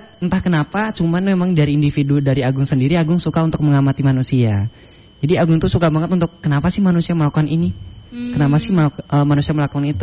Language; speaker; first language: Indonesian; non-native, local second language; Javanese